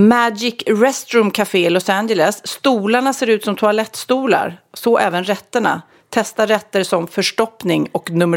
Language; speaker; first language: Swedish; native; Swedish